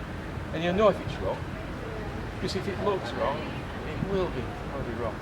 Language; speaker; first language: English; native; English